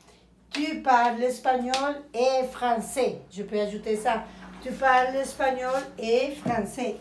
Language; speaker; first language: French; non-native, fluent; Spanish